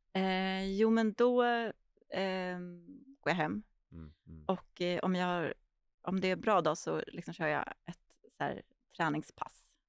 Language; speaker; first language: Swedish; native; Swedish